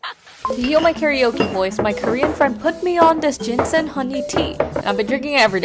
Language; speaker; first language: English; native; English